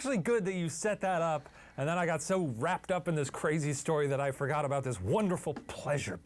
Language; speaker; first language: English; native; English